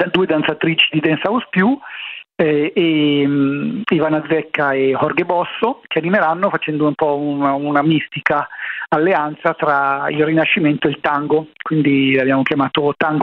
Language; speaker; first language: Italian; native; Italian